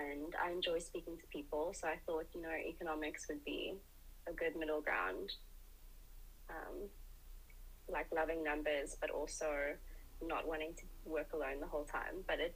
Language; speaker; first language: English; native; English